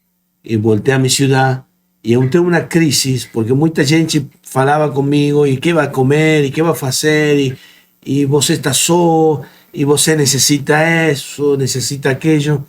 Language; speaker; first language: Portuguese; non-native, fluent; Spanish